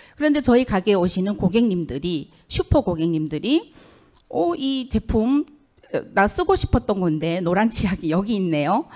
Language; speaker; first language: Korean; native; Korean